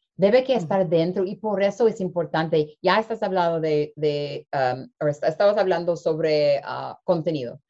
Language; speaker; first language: Spanish; early bilingual, heritage; Spanish